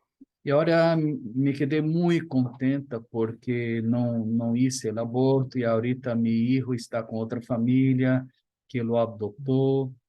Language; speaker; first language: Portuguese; non-native, learner; Spanish